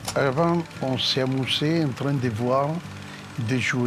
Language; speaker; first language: French; non-native, fluent; Spanish